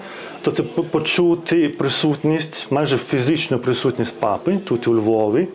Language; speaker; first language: Ukrainian; non-native, fluent; Lithuanian